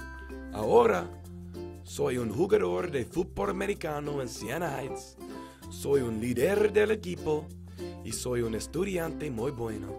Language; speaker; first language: Spanish; non-native, learner; English